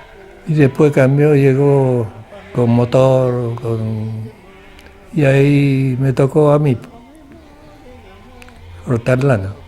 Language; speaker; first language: Spanish; non-native, local second language; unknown